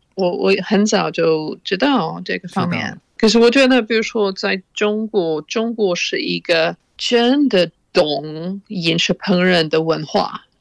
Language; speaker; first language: Chinese; non-native, fluent; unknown